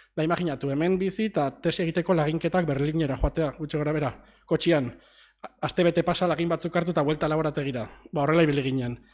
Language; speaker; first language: Basque; native; Basque